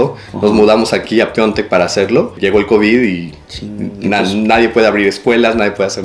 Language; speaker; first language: Spanish; native; Spanish